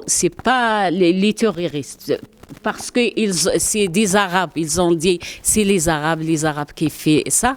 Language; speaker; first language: French; non-native, learner; Arabic